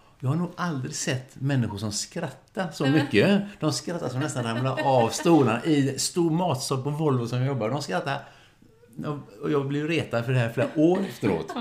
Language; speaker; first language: Swedish; non-native, fluent; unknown